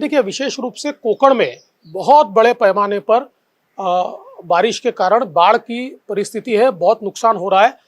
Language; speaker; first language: Hindi; non-native, local second language; Marathi